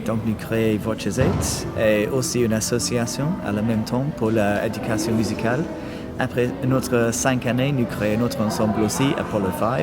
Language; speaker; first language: French; non-native, learner; English